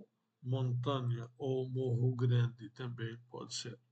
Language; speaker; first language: Portuguese; non-native, fluent; Arabic